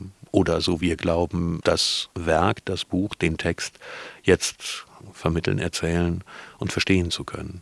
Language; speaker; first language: German; native; German